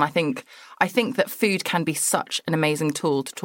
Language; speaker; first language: English; native; English